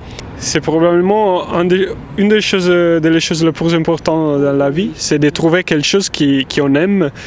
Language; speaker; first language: French; non-native, fluent; Italian